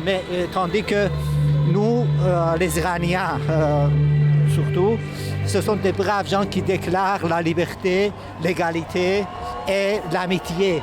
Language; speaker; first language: French; non-native, fluent; Persian